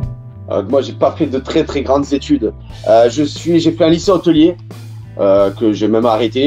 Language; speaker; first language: French; native; French